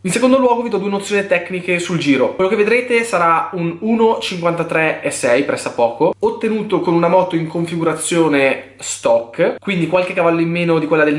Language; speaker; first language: Italian; native; Italian